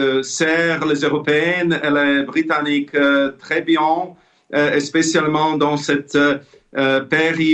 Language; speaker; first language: French; non-native, fluent; Slovak